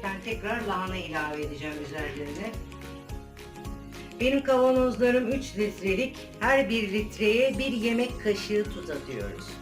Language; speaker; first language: Turkish; native; Turkish